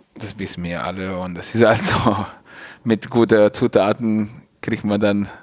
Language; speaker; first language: German; non-native, fluent; Italian